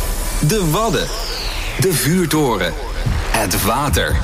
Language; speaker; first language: Dutch; native; Dutch